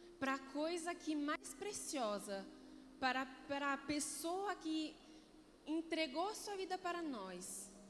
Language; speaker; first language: Portuguese; non-native, fluent; Italian